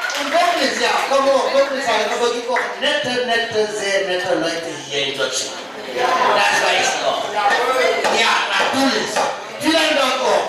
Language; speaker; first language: German; non-native, learner; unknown